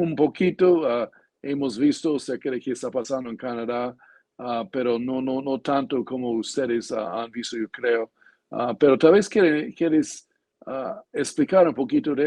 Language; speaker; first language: Spanish; non-native, fluent; English